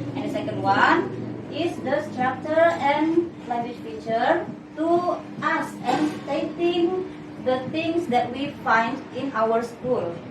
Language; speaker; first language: English; non-native, fluent; Indonesian